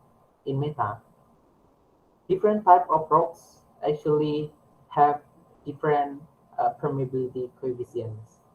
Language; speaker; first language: English; non-native, learner; Indonesian